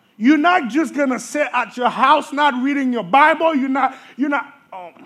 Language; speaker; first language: English; early bilingual, other home language; Haitian Creole